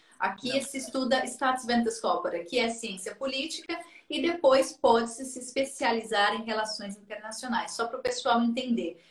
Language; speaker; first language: Portuguese; native; Portuguese